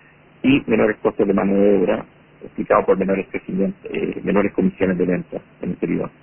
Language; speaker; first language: Spanish; native; Spanish